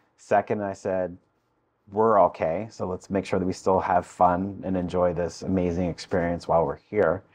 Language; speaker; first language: English; native; English